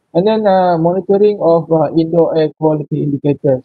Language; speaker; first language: English; non-native, local second language; Malay